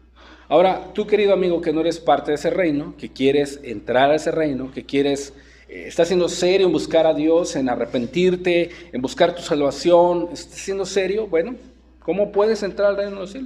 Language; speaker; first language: Spanish; native; Spanish